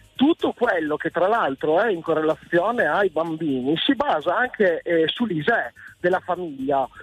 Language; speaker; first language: Italian; native; Italian